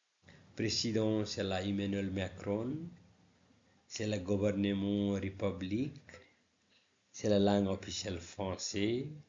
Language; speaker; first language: French; non-native, learner; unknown